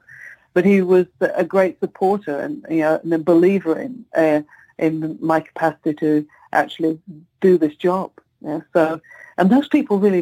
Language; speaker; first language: English; native; English